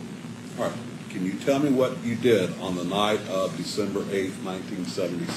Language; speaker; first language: English; native; English